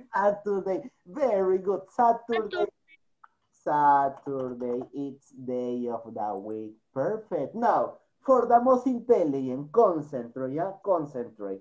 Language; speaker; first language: English; non-native, fluent; Spanish